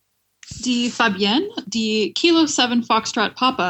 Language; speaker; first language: German; non-native, fluent; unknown